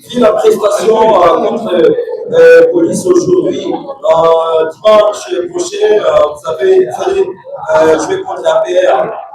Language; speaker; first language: French; non-native, local second language; Kinyarwanda